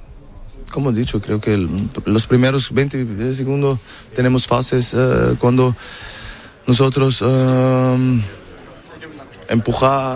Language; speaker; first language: Spanish; non-native, learner; German